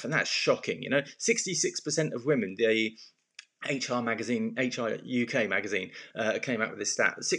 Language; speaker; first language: English; native; English